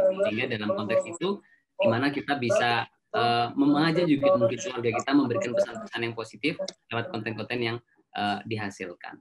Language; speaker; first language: Indonesian; native; Indonesian